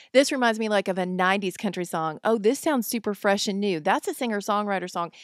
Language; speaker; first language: English; native; English